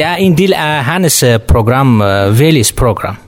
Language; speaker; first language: Danish; non-native, learner; Kurdish